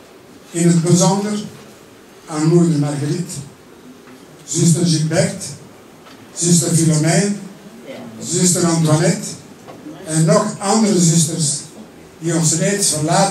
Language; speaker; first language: Dutch; early bilingual, other home language; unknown